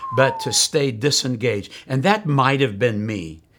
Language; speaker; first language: English; native; English